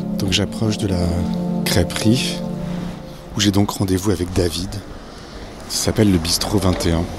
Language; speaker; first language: French; native; French